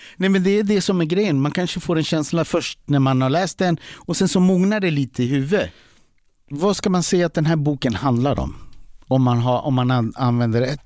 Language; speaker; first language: Swedish; native; Swedish